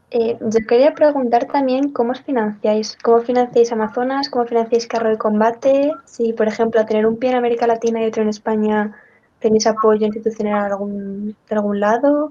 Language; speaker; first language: Spanish; native; Spanish